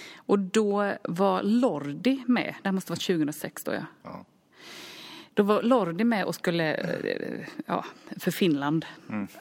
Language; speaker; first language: Swedish; early bilingual, other home language; Finnish